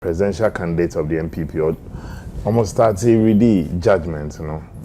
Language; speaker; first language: English; non-native, local second language; Akan